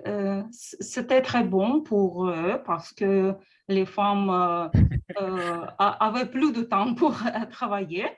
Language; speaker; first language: French; non-native, learner; Russian